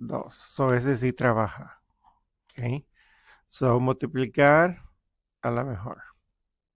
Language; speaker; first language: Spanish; early bilingual, heritage; Spanish